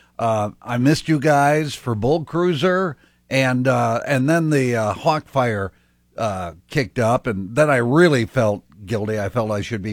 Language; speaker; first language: English; native; English